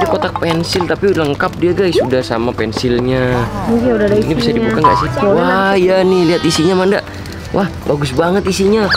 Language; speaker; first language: Indonesian; native; Indonesian